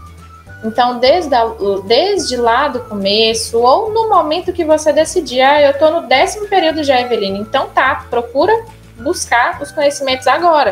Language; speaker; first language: Portuguese; native; Portuguese